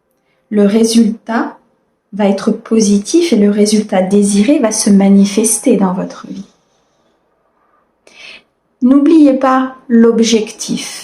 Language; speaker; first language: French; native; French